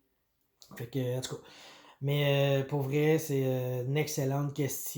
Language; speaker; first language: French; native; French